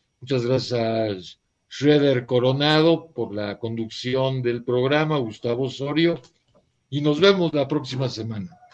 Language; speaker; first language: Spanish; native; Spanish